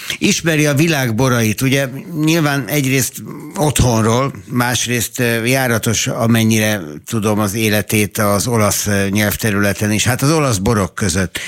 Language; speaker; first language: Hungarian; native; Hungarian